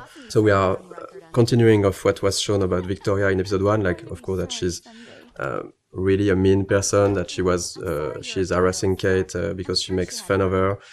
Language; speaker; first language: English; non-native, fluent; French